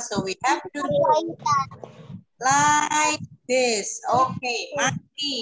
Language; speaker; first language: English; non-native, fluent; Indonesian